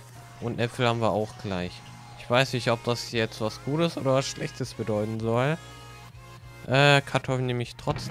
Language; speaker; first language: German; native; German